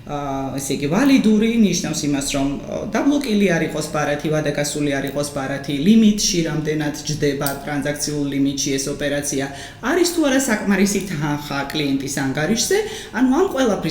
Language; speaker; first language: Georgian; native; Georgian